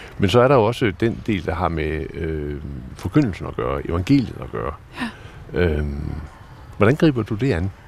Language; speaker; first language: Danish; native; Danish